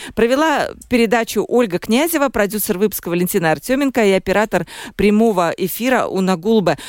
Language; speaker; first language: Russian; native; Russian